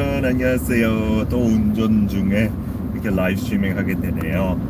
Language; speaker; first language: Korean; non-native, fluent; English